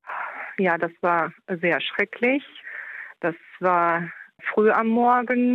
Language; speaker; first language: German; non-native, fluent; Ukrainian